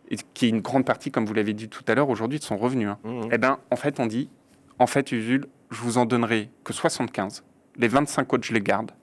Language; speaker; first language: French; native; French